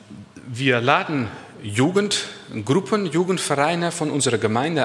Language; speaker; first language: German; non-native, learner; Dutch